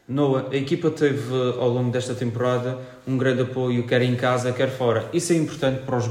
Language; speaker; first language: Portuguese; native; Portuguese